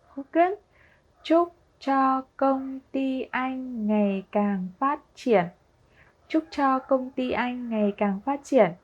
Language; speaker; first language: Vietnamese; non-native, fluent; Korean